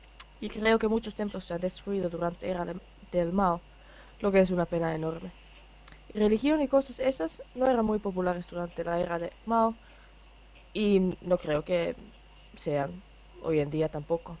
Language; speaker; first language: Spanish; non-native, fluent; Finnish